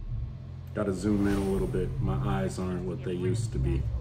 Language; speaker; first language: English; native; English